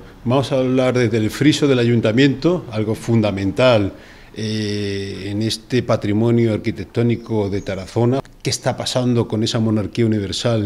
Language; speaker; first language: Spanish; native; Spanish